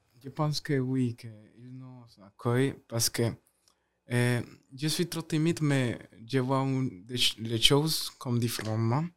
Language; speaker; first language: French; non-native, learner; Spanish